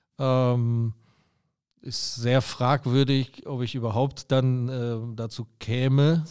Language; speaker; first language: German; native; German